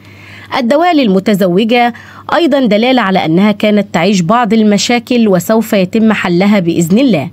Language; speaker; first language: Arabic; native; Arabic